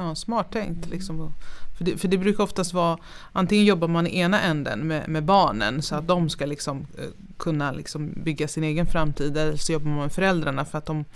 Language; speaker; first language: Swedish; native; Swedish